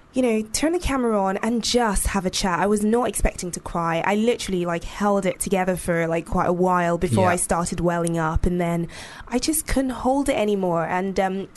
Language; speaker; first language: English; non-native, local second language; Yoruba